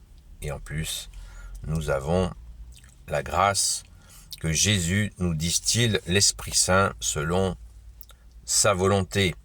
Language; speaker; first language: French; native; French